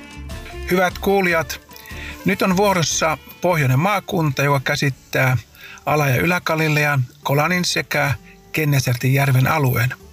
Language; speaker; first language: Finnish; native; Finnish